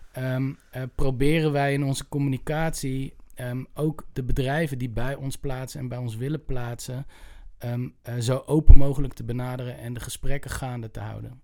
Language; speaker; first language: Dutch; native; Dutch